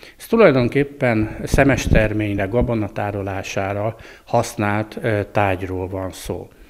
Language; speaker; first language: Hungarian; native; Hungarian